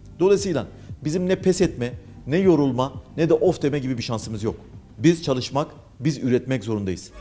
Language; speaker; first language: Turkish; native; Turkish